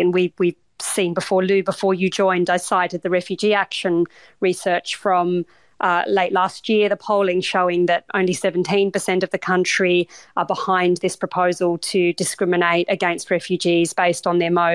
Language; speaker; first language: English; native; English